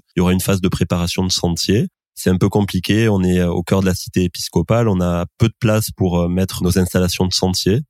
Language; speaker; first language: French; native; French